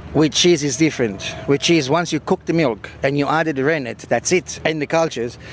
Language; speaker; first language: English; non-native, fluent; Italian